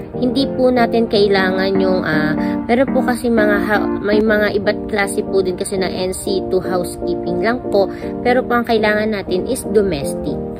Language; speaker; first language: Filipino; native; Filipino